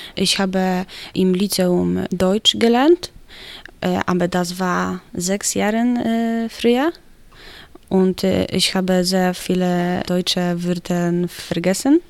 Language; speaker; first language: German; non-native, learner; Polish